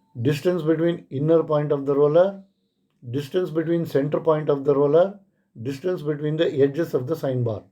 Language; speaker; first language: English; non-native, local second language; Kannada